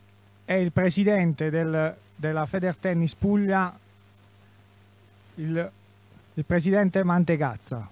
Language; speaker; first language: Italian; native; Italian